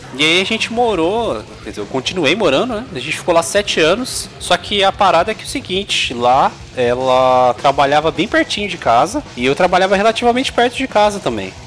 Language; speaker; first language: Portuguese; native; Portuguese